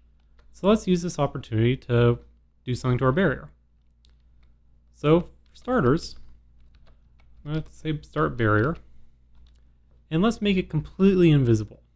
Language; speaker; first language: English; native; English